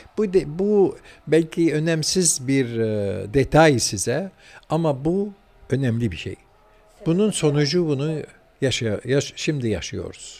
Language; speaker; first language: Turkish; early bilingual, heritage; Turkish